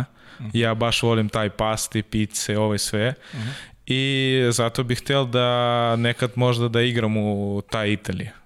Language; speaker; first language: Serbian; non-native, learner; Russian